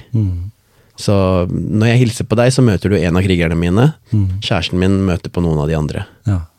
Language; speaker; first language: Norwegian; non-native, local second language; Tamil